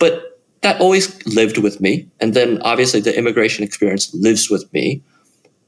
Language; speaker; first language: English; native; English